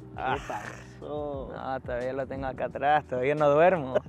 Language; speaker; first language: Spanish; early bilingual, heritage; Spanish